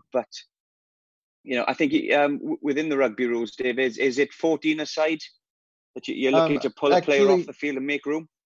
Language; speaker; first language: English; native; English